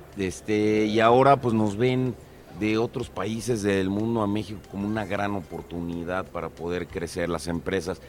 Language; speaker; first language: Spanish; native; Spanish